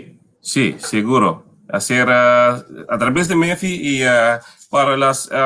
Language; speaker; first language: Spanish; non-native, fluent; Papiamento